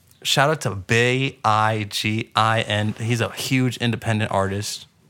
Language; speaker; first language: English; early bilingual, other home language; Spanish